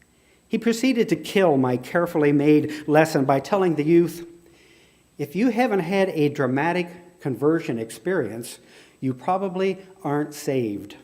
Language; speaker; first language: English; native; English